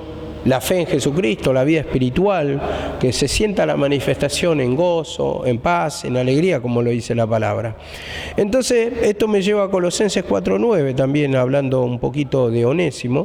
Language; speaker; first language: Spanish; native; Spanish